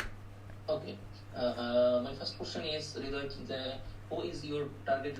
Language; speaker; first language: English; non-native, learner; Bangla